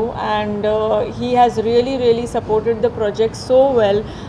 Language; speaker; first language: Telugu; non-native, local second language; Tamil